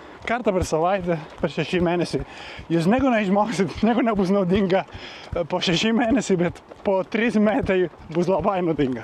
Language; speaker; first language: Lithuanian; non-native, learner; Italian